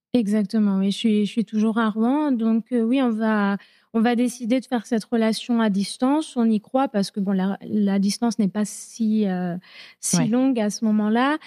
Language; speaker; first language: French; native; French